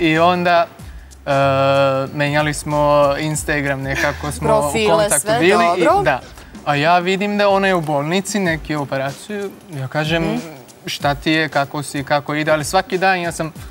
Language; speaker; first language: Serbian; non-native, learner; Turkish